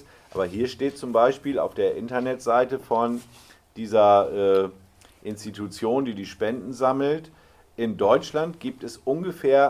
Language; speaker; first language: German; native; German